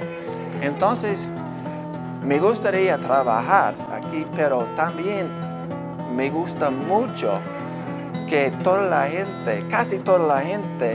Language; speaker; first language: Spanish; non-native, learner; English